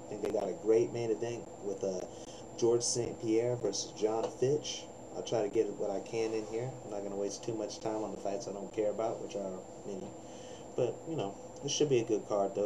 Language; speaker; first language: English; native; English